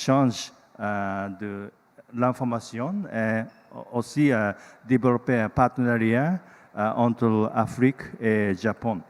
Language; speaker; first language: French; non-native, learner; Japanese